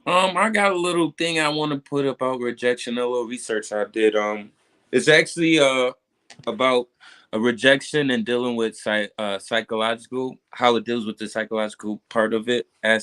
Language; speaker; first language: English; native; English